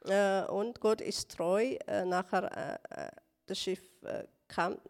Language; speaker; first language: German; non-native, learner; Tigrinya